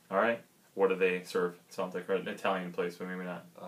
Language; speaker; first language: English; native; English